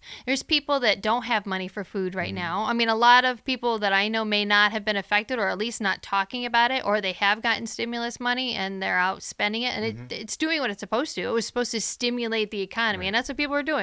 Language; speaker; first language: English; native; English